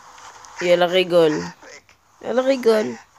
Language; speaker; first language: French; native; French